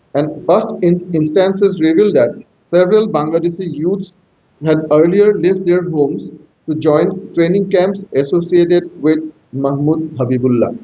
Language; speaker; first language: English; non-native, local second language; Assamese